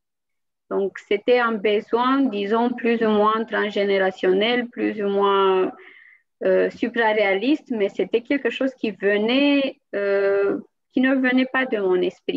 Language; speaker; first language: French; non-native, fluent; Romanian